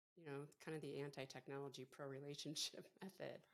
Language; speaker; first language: English; native; English